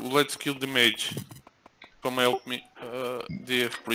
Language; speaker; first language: English; non-native, learner; Turkish